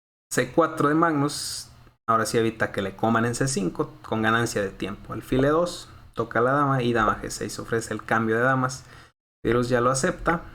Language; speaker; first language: Spanish; native; Spanish